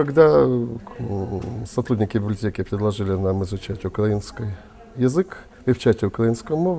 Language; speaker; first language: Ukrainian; non-native, local second language; Russian